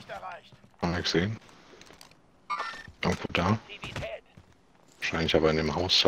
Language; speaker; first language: German; native; German